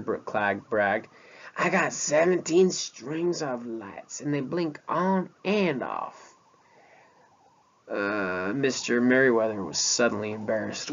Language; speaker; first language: English; native; English